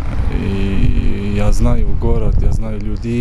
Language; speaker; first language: Russian; non-native, fluent; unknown